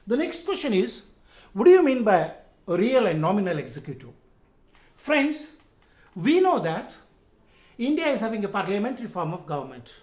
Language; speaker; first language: English; non-native, local second language; Kannada